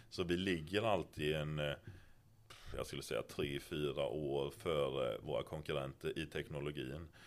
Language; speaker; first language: Swedish; native; Swedish